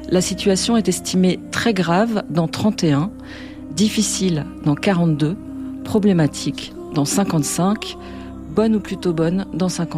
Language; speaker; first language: French; native; French